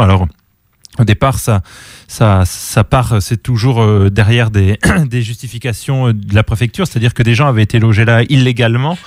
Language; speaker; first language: French; native; French